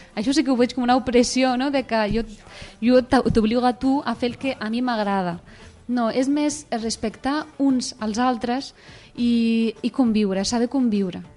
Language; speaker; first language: Catalan; early bilingual, other home language; Arabic